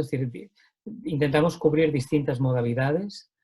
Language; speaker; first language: Spanish; native; Spanish